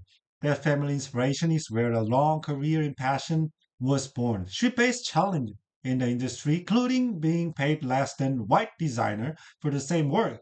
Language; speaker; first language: English; non-native, learner; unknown